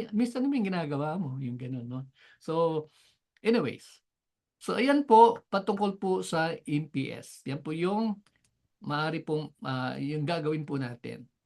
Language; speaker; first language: Filipino; non-native, local second language; Cebuano